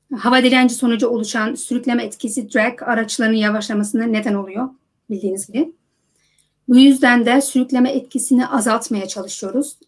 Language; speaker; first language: Turkish; early bilingual, heritage; Turkish